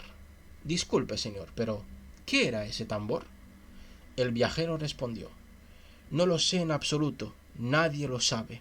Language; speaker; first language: Spanish; native; Spanish